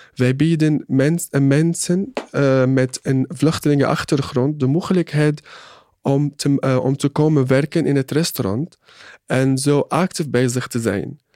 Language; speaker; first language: Dutch; non-native, fluent; Arabic